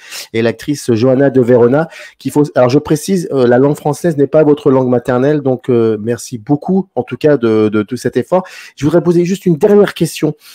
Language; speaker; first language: French; native; French